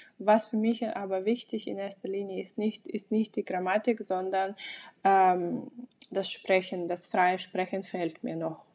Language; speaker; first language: German; non-native, fluent; Russian